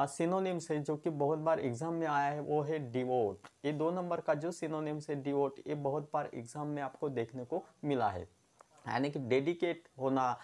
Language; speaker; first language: Hindi; non-native, local second language; Marathi